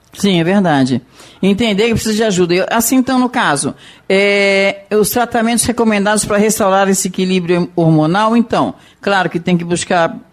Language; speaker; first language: Portuguese; native; Portuguese